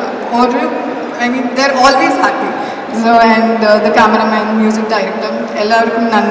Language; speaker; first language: Malayalam; non-native, learner; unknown